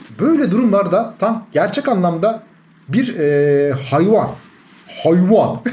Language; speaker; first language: Turkish; native; Turkish